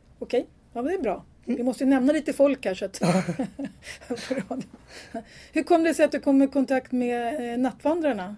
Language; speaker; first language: Swedish; native; Swedish